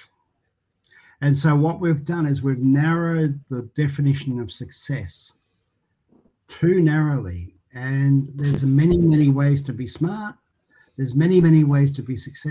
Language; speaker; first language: English; native; English